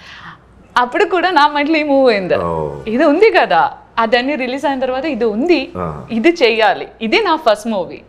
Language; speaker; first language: Telugu; non-native, learner; Malayalam